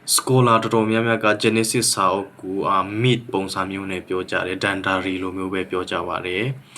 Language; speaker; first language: Burmese; non-native, local second language; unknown